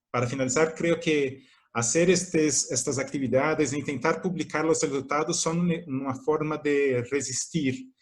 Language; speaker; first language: Spanish; non-native, fluent; Portuguese